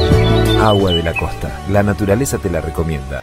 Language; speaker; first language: Spanish; native; Spanish